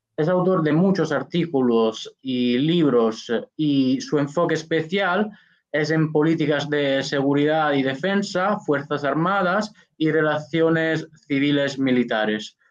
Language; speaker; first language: Spanish; non-native, fluent; Italian